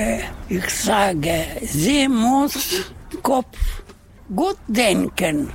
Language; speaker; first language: German; non-native, learner; Russian